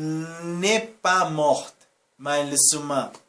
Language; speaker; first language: French; non-native, learner; Portuguese